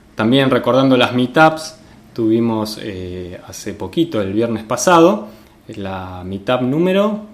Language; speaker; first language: Spanish; native; Spanish